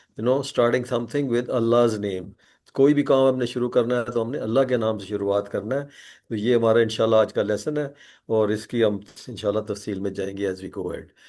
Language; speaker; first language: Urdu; native; Urdu